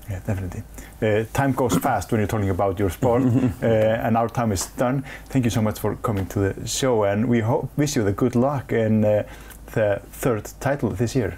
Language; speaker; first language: English; non-native, fluent; Icelandic